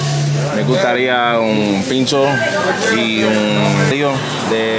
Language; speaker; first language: Spanish; non-native, learner; English